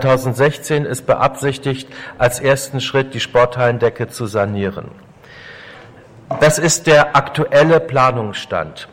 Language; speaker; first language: German; native; German